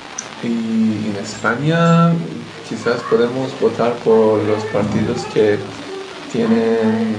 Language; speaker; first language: Spanish; non-native, learner; English